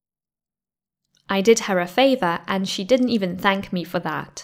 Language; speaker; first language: English; non-native, fluent; Polish